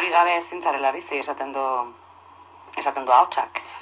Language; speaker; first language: Basque; native; Basque